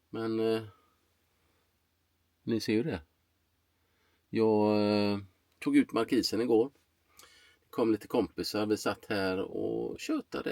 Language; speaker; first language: Swedish; native; Swedish